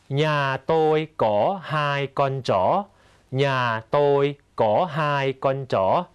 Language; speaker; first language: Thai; native; Thai